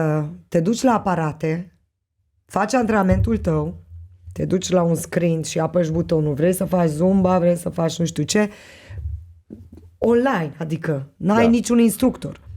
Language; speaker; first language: Romanian; non-native, local second language; Hungarian